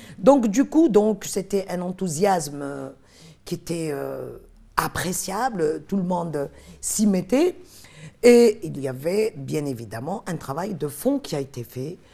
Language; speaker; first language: French; non-native, local second language; Arabic